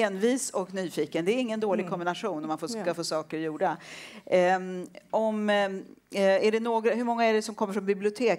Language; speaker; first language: Swedish; native; Swedish